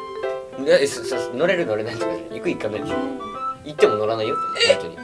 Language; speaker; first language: Japanese; native; Japanese